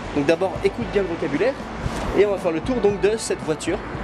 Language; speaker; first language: French; non-native, fluent; English